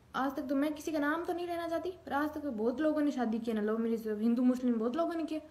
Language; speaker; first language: Hindi; native; Hindi